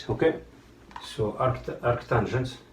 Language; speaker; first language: English; non-native, fluent; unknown